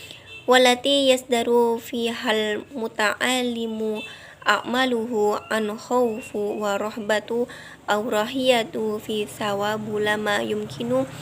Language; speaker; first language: Arabic; non-native, learner; Indonesian